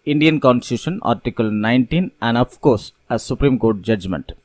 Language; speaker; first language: English; non-native, local second language; Tamil